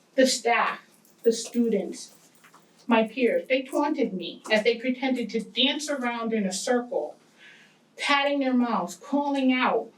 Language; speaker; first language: English; native; English